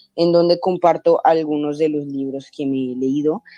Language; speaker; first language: Spanish; native; Spanish